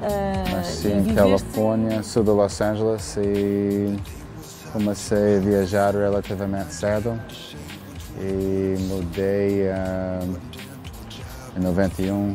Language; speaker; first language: Portuguese; non-native, fluent; English